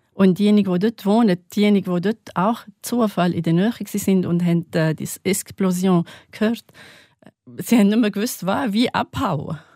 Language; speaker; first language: German; non-native, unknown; Arabic